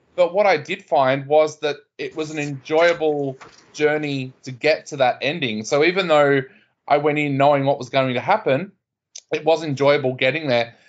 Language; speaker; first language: English; native; English